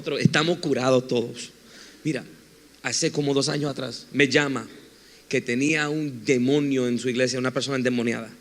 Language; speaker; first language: Spanish; early bilingual, heritage; Spanish